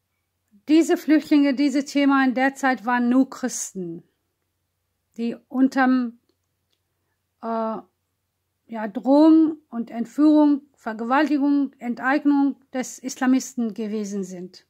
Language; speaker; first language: German; non-native, fluent; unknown